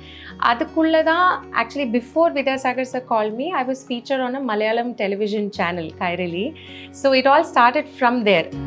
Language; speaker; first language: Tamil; non-native, fluent; Malayalam